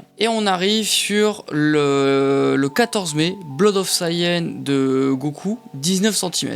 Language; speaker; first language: French; native; French